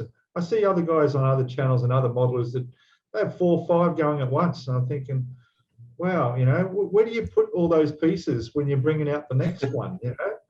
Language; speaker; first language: English; native; English